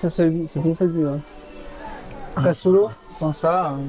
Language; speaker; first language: French; non-native, fluent; Spanish